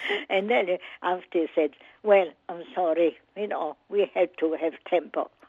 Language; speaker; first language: English; non-native, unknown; Italian